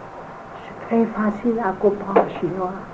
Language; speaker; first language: French; non-native, fluent; Vietnamese